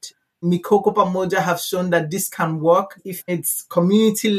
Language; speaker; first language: English; non-native, local second language; Igbo